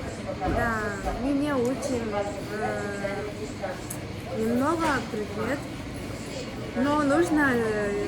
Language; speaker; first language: Russian; non-native, learner; Mongolian